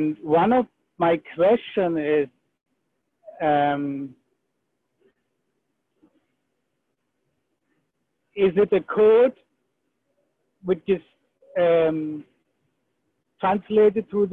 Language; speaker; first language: English; non-native, local second language; Sinhala